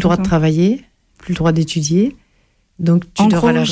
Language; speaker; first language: French; native; French